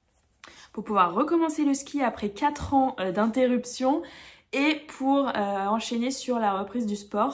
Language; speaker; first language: French; native; French